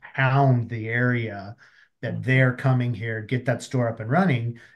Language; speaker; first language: English; native; English